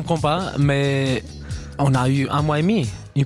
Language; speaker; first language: French; non-native, fluent; Greek